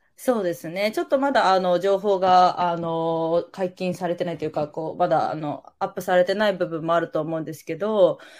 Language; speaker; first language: Japanese; native; Japanese